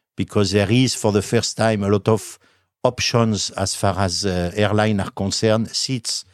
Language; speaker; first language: English; non-native, fluent; French